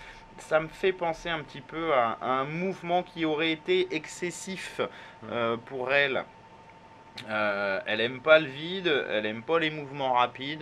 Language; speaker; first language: French; native; French